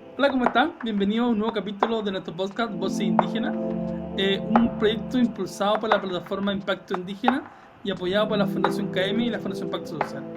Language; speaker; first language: Spanish; native; Spanish